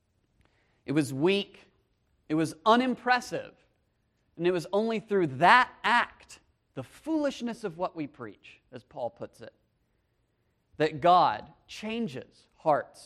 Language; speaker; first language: English; native; English